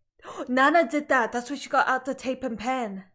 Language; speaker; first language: English; native; English